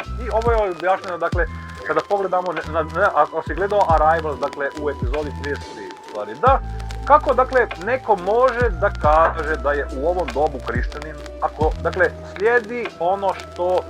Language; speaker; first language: Croatian; native; Croatian